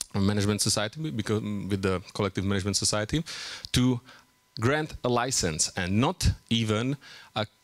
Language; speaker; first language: English; non-native, fluent; Czech